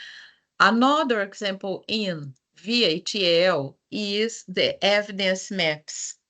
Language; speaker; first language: English; non-native, fluent; Portuguese